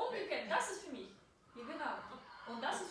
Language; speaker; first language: German; non-native, fluent; Russian